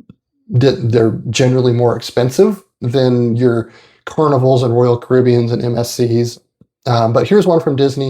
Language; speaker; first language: English; native; English